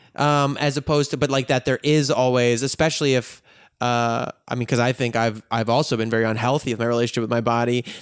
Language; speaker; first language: English; native; English